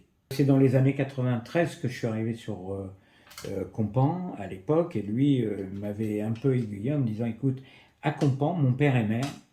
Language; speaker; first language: French; native; French